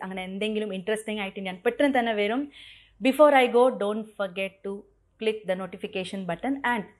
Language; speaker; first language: English; non-native, local second language; Malayalam